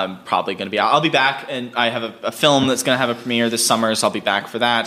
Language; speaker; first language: English; native; English